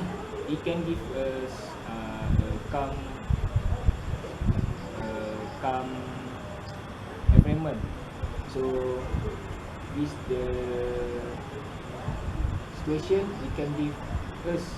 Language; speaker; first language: English; non-native, learner; Malay